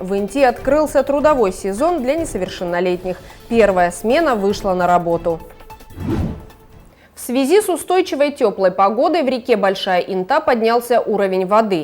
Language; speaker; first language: Russian; native; Russian